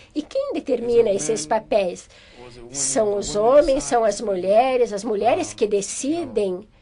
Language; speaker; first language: Portuguese; non-native, fluent; English